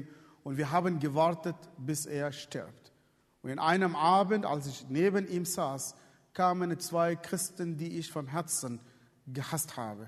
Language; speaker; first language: German; non-native, fluent; Arabic